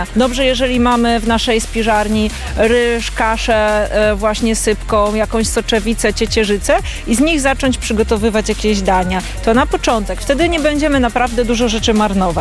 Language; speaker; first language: Polish; native; Polish